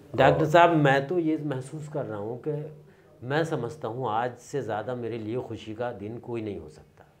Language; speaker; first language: Hindi; native; Hindi